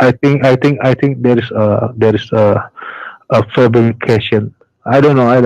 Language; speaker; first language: English; non-native, learner; Indonesian